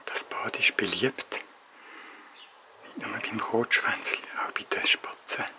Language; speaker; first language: German; native; German